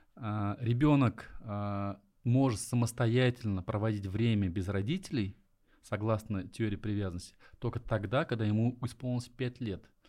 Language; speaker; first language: Russian; native; Russian